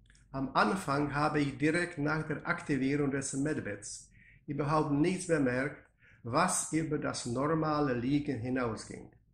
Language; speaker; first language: German; non-native, fluent; Czech